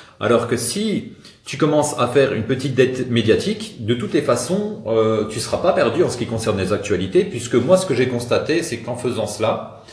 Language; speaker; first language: French; native; French